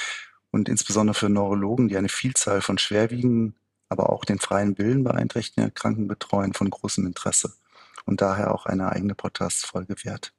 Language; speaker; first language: German; native; German